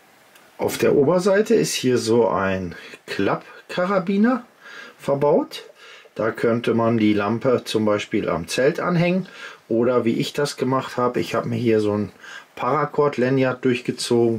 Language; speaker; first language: German; native; German